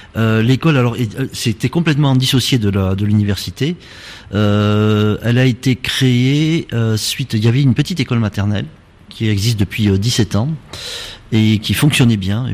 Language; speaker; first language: French; native; French